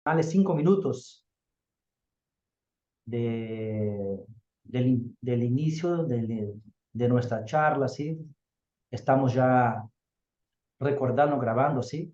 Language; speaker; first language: Spanish; non-native, fluent; Portuguese